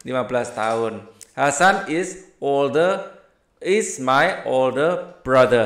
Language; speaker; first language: English; non-native, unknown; Indonesian